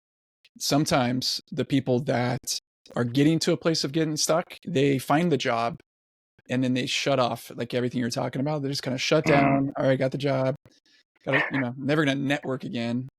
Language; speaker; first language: English; native; English